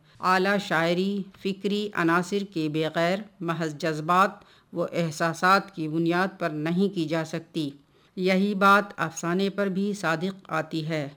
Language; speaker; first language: Urdu; native; Urdu